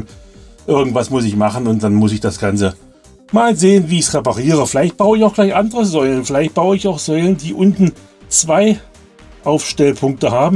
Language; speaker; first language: German; native; German